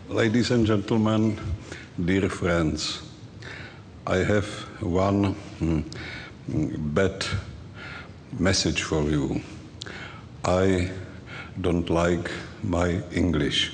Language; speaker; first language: English; non-native, learner; Czech